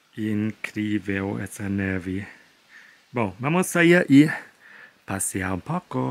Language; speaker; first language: Portuguese; non-native, fluent; German